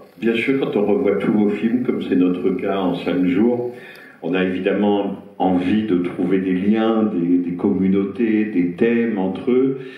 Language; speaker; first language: French; native; French